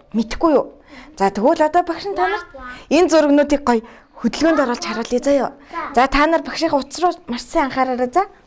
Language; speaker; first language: Mongolian; native; Mongolian